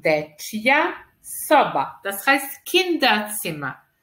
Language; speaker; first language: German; non-native, fluent; Serbian